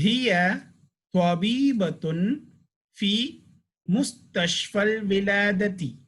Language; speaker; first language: Arabic; non-native, fluent; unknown